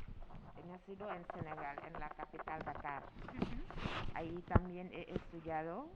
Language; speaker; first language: Spanish; non-native, fluent; Wolof